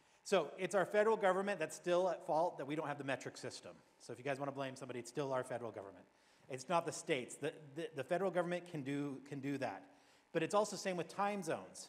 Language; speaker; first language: English; native; English